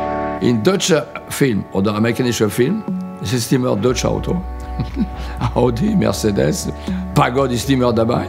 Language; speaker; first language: German; non-native, fluent; French